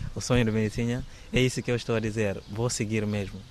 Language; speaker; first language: Portuguese; non-native, local second language; Upper Guinea Crioulo